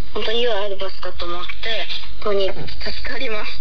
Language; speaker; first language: Japanese; non-native, fluent; Chinese